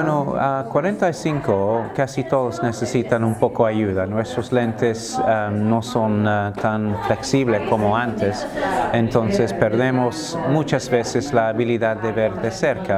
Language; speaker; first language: Spanish; non-native, fluent; English